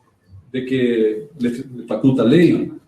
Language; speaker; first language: Spanish; non-native, learner; Portuguese